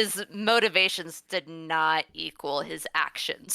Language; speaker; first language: English; native; English